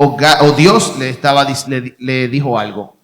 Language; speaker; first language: Spanish; native; Spanish